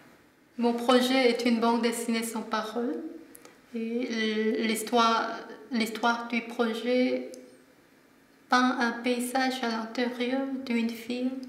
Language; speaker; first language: French; non-native, learner; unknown